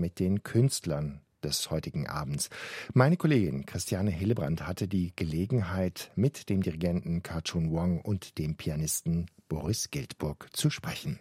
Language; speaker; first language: German; native; German